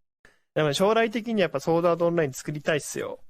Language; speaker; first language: Japanese; native; Japanese